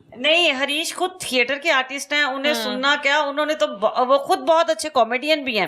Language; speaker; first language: Urdu; non-native, local second language; Punjabi